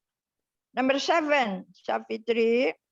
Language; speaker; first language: English; non-native, fluent; Indonesian